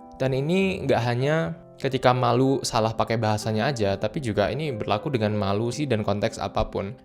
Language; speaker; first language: Indonesian; native; Indonesian